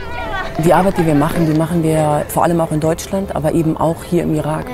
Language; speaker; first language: German; native; German